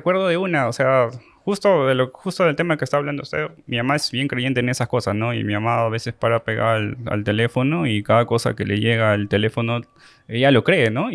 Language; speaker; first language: Spanish; native; Spanish